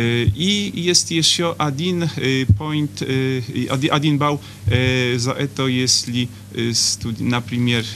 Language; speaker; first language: Russian; non-native, fluent; Polish